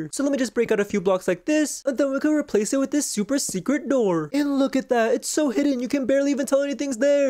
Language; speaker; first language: English; native; English